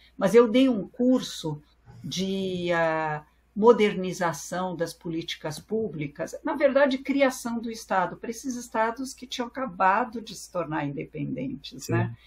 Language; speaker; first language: Portuguese; early bilingual, other home language; French